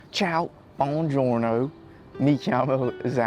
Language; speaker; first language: Italian; non-native, learner; English